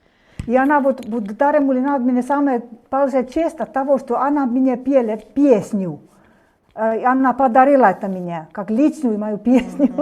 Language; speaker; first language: Russian; non-native, fluent; Finnish